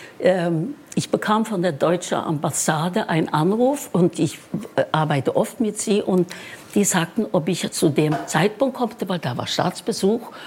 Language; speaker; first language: German; non-native, fluent; Norwegian